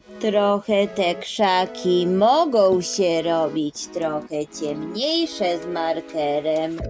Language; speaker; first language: Polish; early bilingual, heritage; Polish